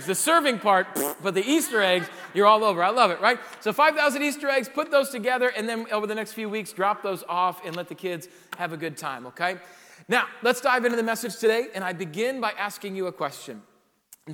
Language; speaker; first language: English; native; English